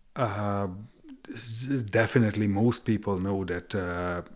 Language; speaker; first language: English; non-native, fluent; Hungarian